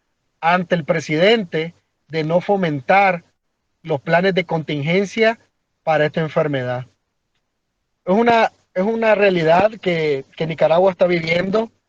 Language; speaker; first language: Spanish; native; Spanish